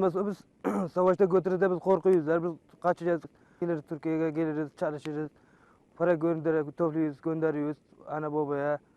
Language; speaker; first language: Turkish; non-native, learner; Persian